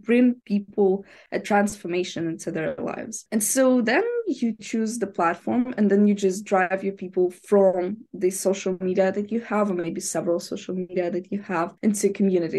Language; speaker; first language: English; non-native, fluent; Ukrainian